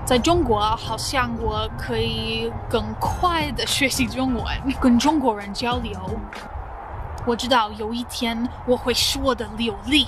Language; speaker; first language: Chinese; non-native, learner; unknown